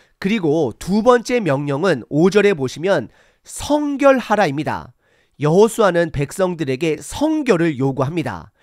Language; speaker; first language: Korean; native; Korean